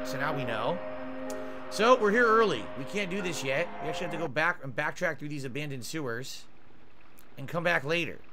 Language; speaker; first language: English; native; English